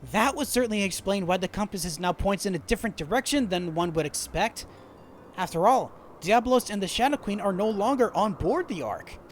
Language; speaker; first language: English; native; English